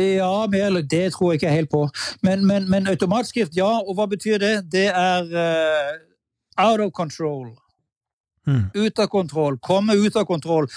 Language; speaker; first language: Norwegian; native; Norwegian